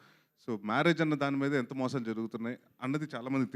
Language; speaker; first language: Telugu; native; Telugu